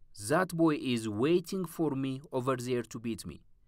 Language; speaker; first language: English; non-native, local second language; Amharic